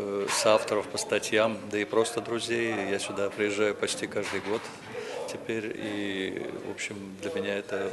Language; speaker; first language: Russian; native; Russian